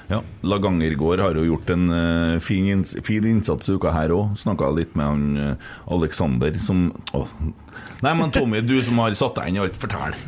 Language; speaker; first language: Norwegian; native; Norwegian